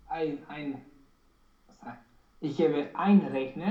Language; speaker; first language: German; non-native, learner; Romanian